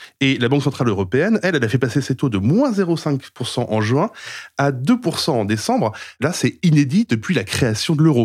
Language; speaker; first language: French; native; French